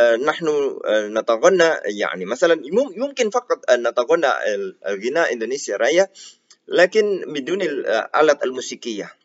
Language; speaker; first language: Arabic; non-native, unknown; Indonesian